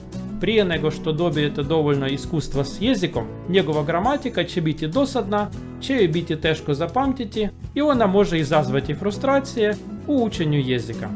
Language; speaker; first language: Croatian; non-native, learner; Russian